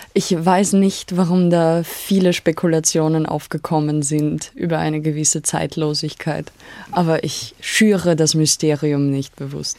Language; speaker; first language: German; native; German